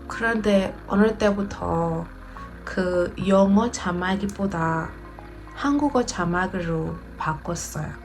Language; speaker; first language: Korean; non-native, learner; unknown